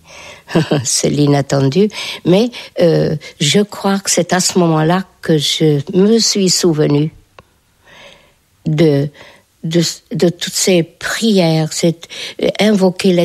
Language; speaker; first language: French; non-native, fluent; Hungarian